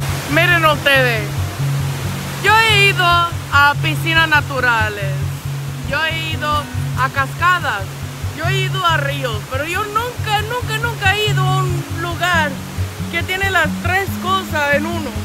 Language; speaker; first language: Spanish; non-native, fluent; English